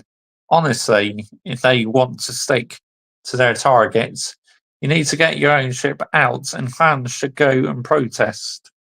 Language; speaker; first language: English; native; English